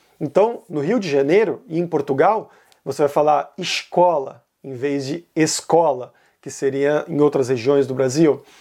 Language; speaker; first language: Portuguese; native; Portuguese